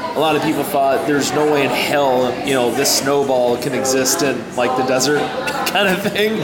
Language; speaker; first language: English; native; English